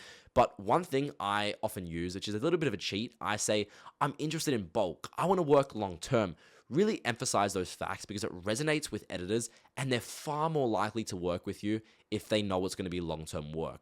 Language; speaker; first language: English; native; English